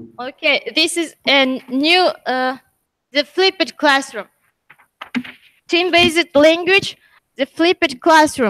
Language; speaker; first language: English; non-native, learner; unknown